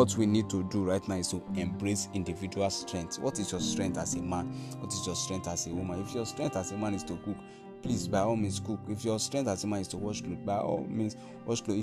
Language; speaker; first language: English; non-native, local second language; Yoruba